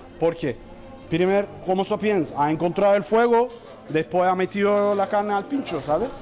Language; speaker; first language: Spanish; non-native, learner; Turkish